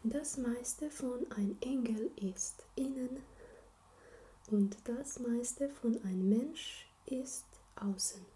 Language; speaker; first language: German; non-native, learner; Slovenian